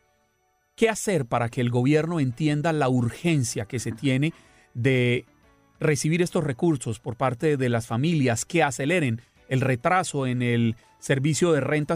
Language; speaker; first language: Spanish; native; Spanish